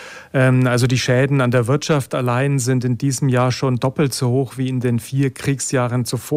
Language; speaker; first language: German; native; German